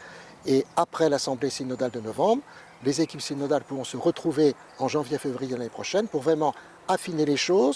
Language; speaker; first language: French; native; French